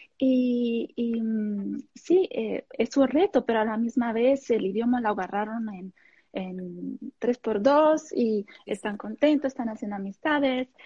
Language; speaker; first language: Spanish; non-native, fluent; Italian